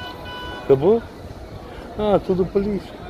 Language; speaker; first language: Portuguese; non-native, learner; English